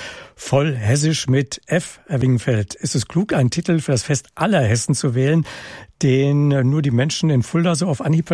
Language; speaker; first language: German; native; German